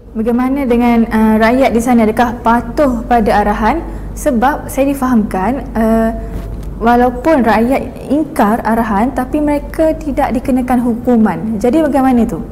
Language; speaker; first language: Malay; native; Malay